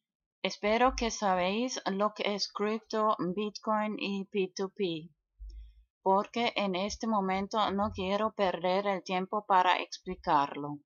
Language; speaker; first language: Spanish; non-native, fluent; German